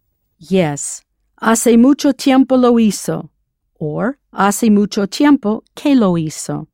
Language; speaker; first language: Spanish; non-native, fluent; English